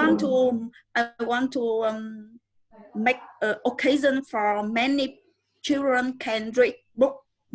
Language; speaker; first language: English; non-native, learner; Vietnamese